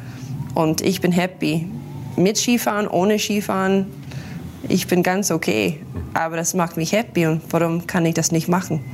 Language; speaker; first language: German; non-native, learner; English